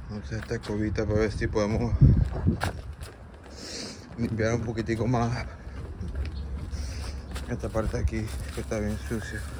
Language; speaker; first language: Spanish; early bilingual, heritage; Spanish